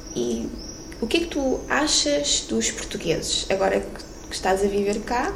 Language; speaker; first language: Portuguese; native; Portuguese